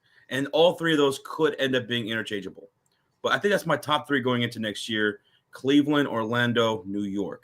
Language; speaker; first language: English; native; English